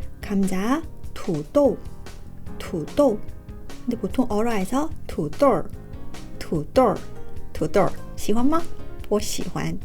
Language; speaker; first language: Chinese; non-native, fluent; Korean